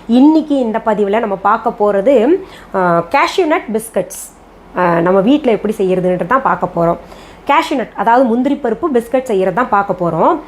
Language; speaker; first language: Tamil; non-native, fluent; Hindi